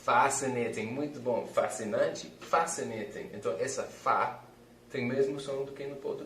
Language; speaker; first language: Portuguese; non-native, fluent; English